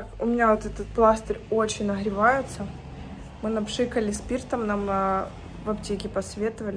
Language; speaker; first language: Russian; native; Russian